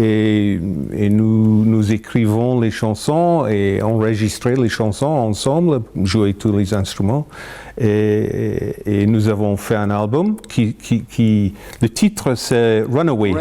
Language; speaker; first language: French; non-native, fluent; English